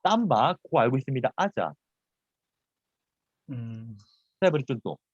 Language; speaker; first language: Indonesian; non-native, fluent; Korean